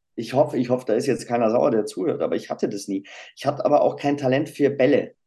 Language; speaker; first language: German; native; German